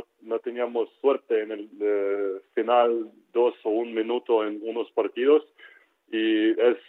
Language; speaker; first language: Spanish; non-native, learner; Ukrainian